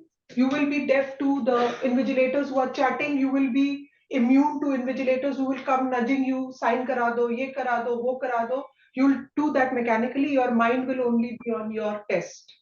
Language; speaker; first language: English; non-native, local second language; Hindi